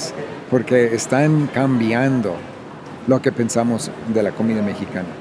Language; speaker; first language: Spanish; non-native, fluent; English